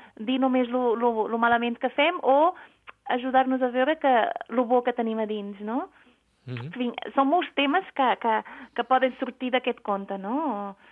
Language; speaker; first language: Catalan; non-native, fluent; Portuguese